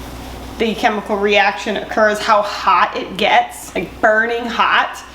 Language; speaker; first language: English; native; English